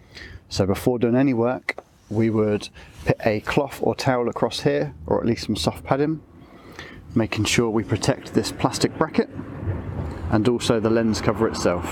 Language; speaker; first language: English; native; English